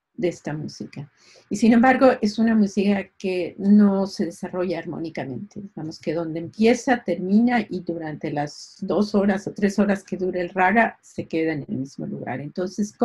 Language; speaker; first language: Spanish; native; Spanish